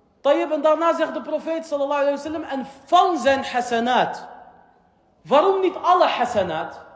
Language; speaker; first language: Dutch; early bilingual, other home language; Arabic